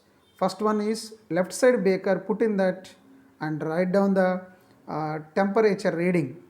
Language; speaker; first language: English; non-native, local second language; Telugu